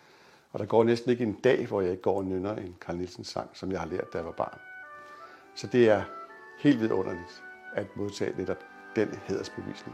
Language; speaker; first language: Danish; native; Danish